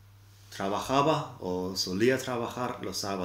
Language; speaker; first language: Spanish; non-native, fluent; English